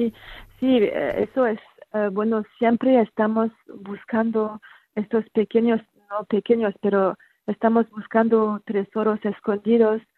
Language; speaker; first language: Spanish; non-native, fluent; French